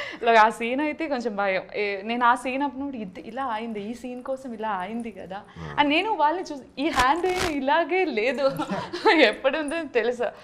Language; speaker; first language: Telugu; non-native, learner; Malayalam